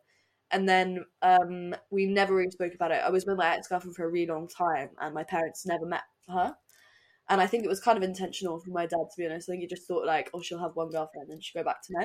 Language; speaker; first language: English; native; English